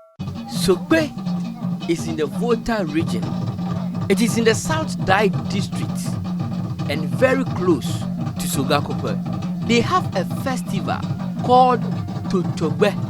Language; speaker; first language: English; non-native, local second language; Akan